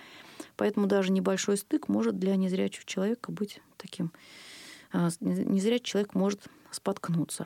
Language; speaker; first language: Russian; native; Russian